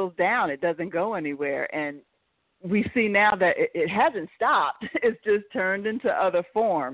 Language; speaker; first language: English; native; English